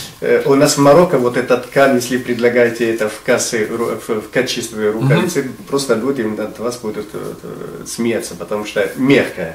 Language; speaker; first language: Russian; non-native, fluent; Arabic